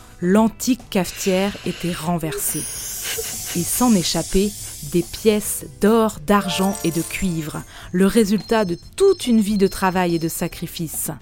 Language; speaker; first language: French; native; French